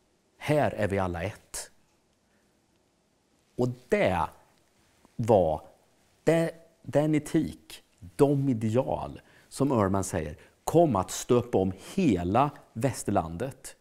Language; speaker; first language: Swedish; native; Swedish